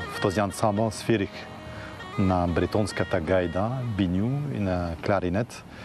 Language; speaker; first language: Bulgarian; non-native, fluent; French